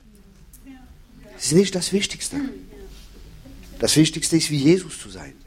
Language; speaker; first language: German; non-native, fluent; French